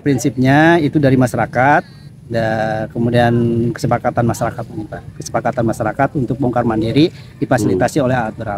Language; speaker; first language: Indonesian; non-native, local second language; Sundanese